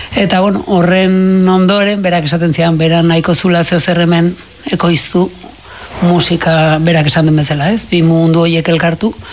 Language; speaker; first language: Basque; native; Basque